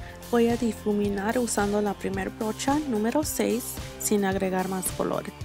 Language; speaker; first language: Spanish; early bilingual, heritage; Spanish